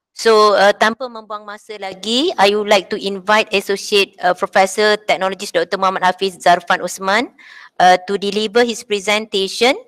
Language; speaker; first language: English; non-native, local second language; Malay